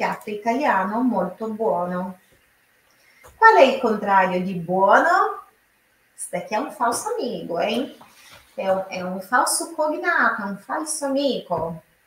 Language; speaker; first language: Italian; non-native, fluent; Portuguese